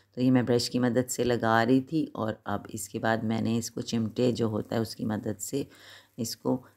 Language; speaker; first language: Hindi; native; Hindi